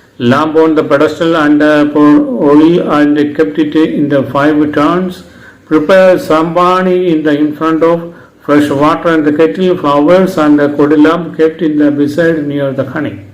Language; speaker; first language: English; non-native, local second language; Malayalam